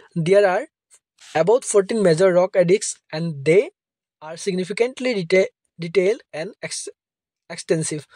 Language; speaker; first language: English; non-native, local second language; Assamese